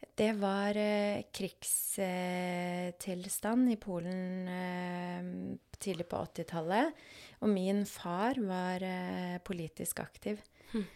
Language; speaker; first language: Norwegian; early bilingual, other home language; Polish